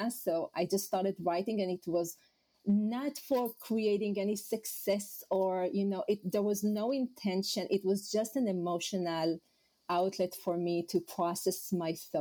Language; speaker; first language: English; non-native, fluent; Hebrew